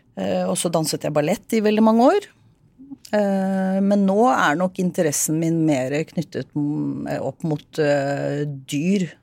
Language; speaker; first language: Norwegian; native; Norwegian